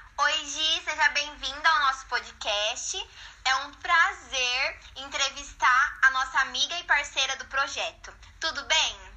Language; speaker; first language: Portuguese; native; Portuguese